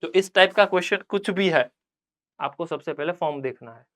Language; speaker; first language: Hindi; non-native, local second language; Gujarati